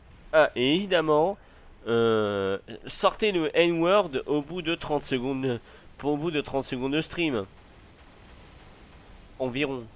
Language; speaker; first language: French; native; French